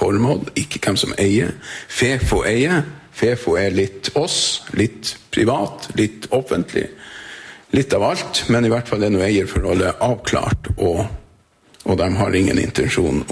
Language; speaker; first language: Norwegian; native; Norwegian